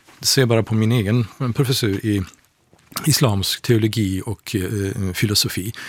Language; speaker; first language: Swedish; non-native, fluent; Persian